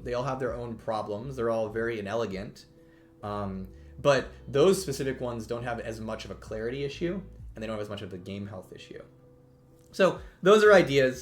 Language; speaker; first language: English; native; English